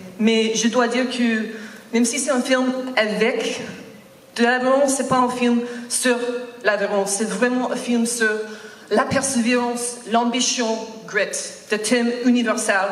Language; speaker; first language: French; non-native, learner; English